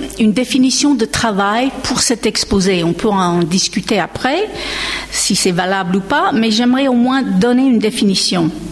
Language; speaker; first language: French; non-native, fluent; English